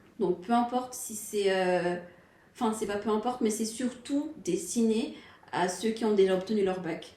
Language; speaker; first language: French; non-native, local second language; Malagasy